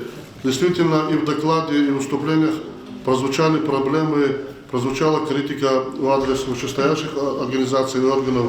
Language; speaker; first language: Russian; non-native, local second language; Lezghian